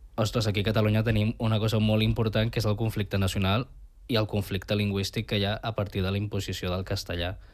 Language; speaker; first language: Catalan; early bilingual, other home language; Spanish